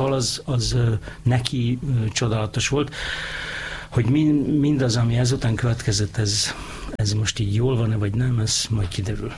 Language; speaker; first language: Hungarian; native; Hungarian